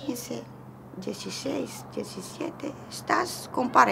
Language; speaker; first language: Spanish; non-native, learner; Romanian